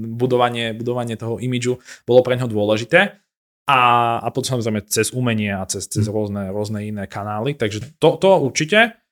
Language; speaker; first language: Slovak; native; Slovak